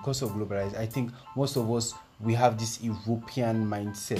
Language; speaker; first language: English; non-native, local second language; Yoruba